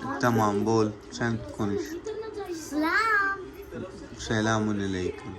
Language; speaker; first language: Turkish; non-native, learner; Urdu